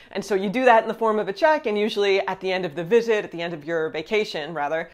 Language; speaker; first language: English; native; English